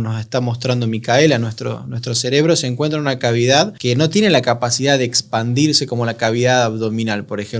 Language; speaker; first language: Spanish; native; Spanish